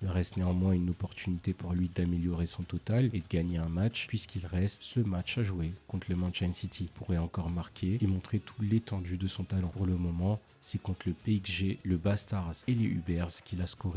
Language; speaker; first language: French; native; French